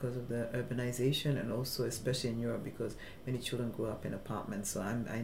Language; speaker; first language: English; non-native, local second language; Luo (Kenya and Tanzania)